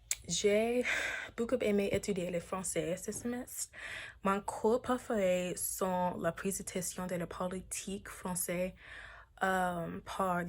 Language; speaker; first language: French; non-native, learner; English